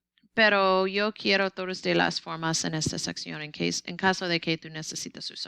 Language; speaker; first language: Spanish; non-native, learner; English